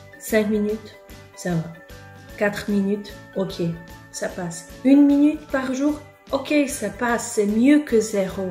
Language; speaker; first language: French; non-native, fluent; Polish